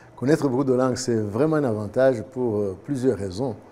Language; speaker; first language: French; non-native, local second language; Kinyarwanda